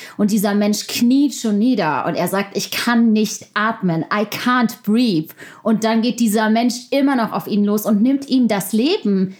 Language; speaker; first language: German; early bilingual, other home language; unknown